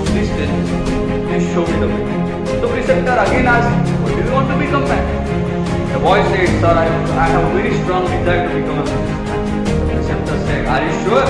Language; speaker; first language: English; non-native, local second language; Marathi